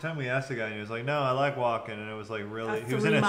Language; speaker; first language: English; native; English